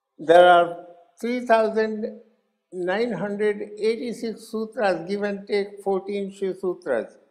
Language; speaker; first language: English; non-native, local second language; Hindi